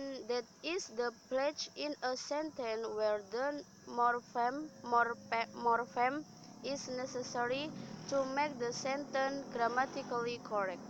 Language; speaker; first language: English; non-native, learner; Indonesian